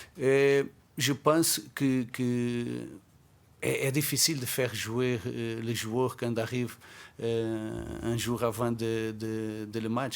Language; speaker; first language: French; non-native, fluent; Portuguese